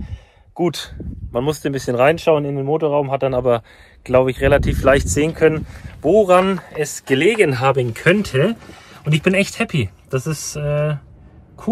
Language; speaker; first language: German; native; German